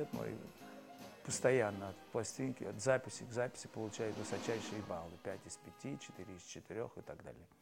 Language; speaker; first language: Russian; native; Russian